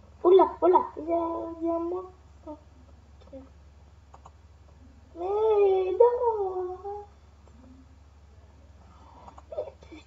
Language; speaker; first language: French; native; French